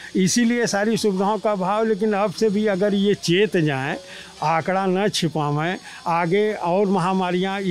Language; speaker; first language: Hindi; native; Hindi